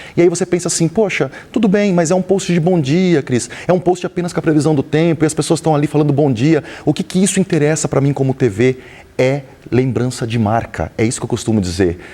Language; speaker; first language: Portuguese; native; Portuguese